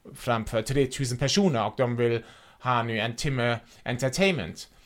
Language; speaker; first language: Swedish; non-native, fluent; German